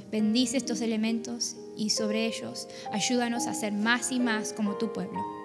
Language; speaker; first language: Spanish; non-native, fluent; English